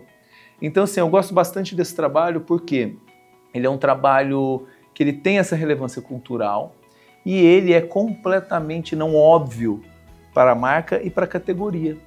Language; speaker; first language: Portuguese; native; Portuguese